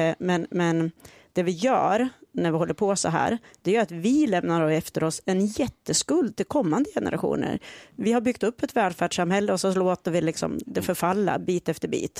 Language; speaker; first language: Swedish; native; Swedish